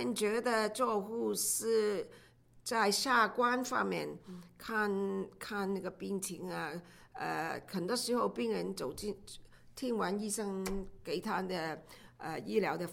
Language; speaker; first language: Chinese; non-native, local second language; Cantonese